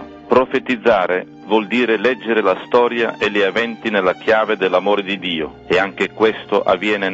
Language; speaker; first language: Italian; native; Italian